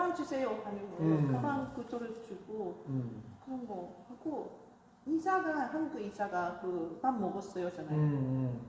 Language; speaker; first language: Korean; non-native, fluent; Japanese